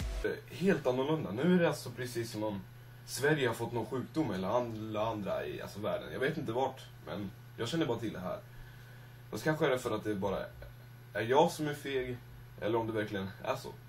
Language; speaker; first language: Swedish; native; Swedish